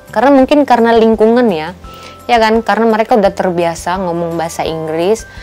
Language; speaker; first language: Indonesian; native; Indonesian